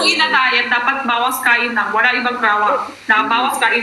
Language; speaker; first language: Filipino; non-native, local second language; Cebuano